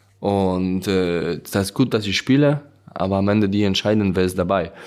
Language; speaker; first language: German; non-native, learner; Polish